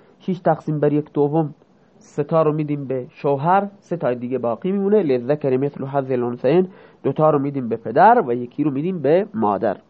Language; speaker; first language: Persian; non-native, local second language; Baluchi